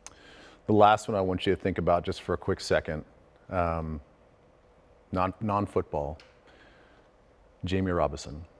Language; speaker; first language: English; native; English